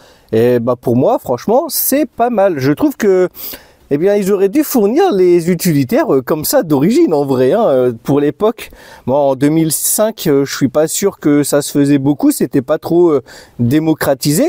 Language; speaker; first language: French; native; French